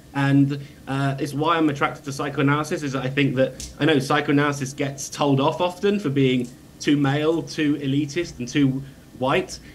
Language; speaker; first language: English; native; English